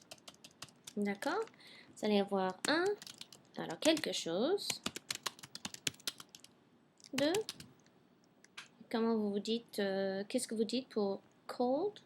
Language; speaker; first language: French; non-native, fluent; English